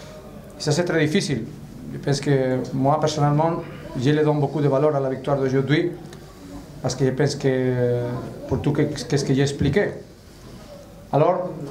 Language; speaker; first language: French; non-native, fluent; Spanish